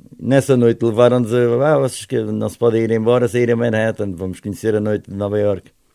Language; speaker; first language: Portuguese; native; Portuguese